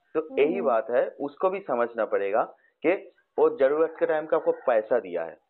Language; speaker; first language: Hindi; non-native, local second language; Bangla